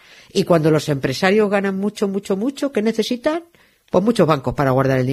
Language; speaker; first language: Spanish; native; Spanish